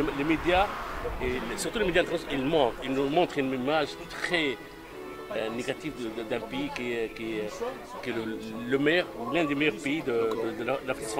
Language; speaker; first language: French; non-native, local second language; Arabic